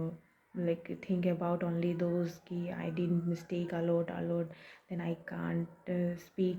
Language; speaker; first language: English; non-native, learner; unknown